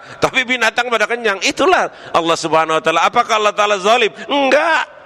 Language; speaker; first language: Indonesian; native; Indonesian